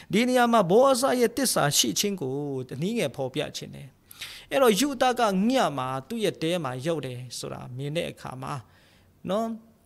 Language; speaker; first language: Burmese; non-native, local second language; Tedim Chin